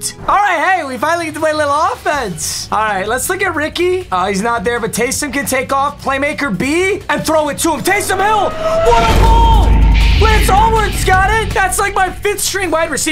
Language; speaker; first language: English; native; English